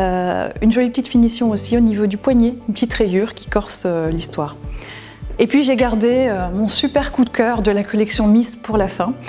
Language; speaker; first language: French; native; French